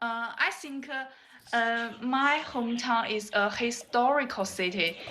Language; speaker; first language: English; non-native, learner; Chinese